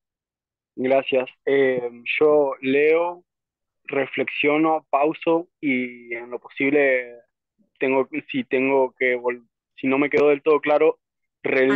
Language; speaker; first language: Spanish; native; Spanish